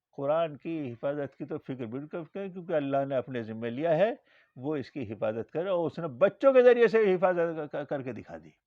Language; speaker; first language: Urdu; native; Urdu